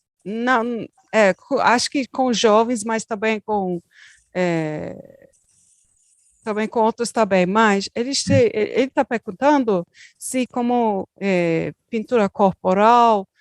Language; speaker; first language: Portuguese; non-native, learner; Turkish